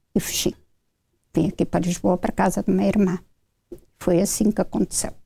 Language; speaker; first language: Portuguese; native; Portuguese